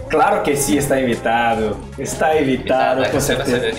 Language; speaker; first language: Spanish; non-native, learner; Portuguese